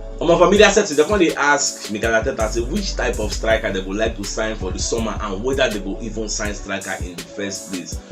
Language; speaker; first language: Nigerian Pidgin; non-native, local second language; Igbo